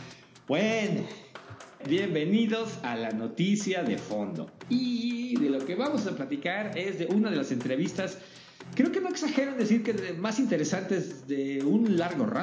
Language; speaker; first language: Spanish; native; Spanish